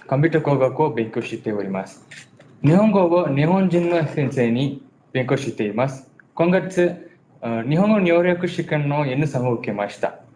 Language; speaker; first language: Japanese; non-native, learner; Tamil